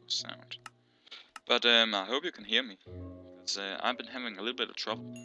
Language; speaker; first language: English; non-native, learner; Danish